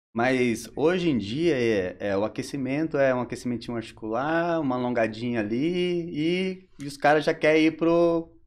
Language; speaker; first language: Portuguese; native; Portuguese